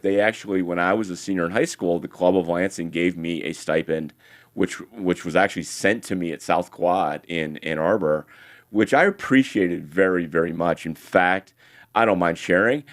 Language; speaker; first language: English; native; English